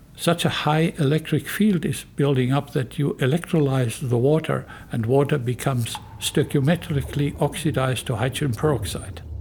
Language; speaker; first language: English; non-native, fluent; German